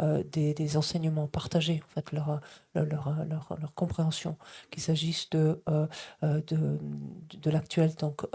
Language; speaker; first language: French; native; French